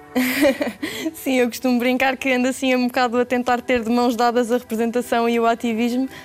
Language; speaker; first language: Portuguese; native; Portuguese